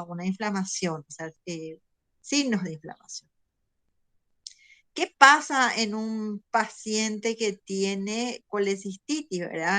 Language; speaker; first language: Spanish; native; Spanish